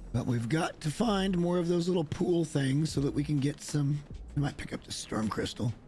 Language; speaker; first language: English; native; English